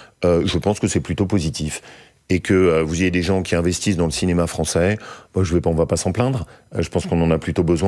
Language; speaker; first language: French; native; French